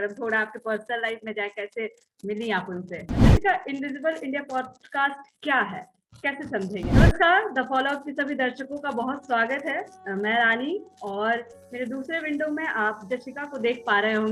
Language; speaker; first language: Hindi; native; Hindi